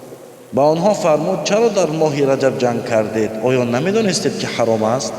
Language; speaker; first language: Persian; native; Persian